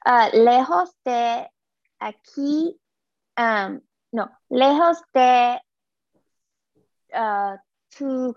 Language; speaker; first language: Spanish; non-native, learner; English